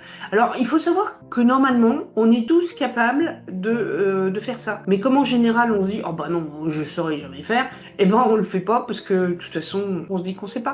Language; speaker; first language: French; native; French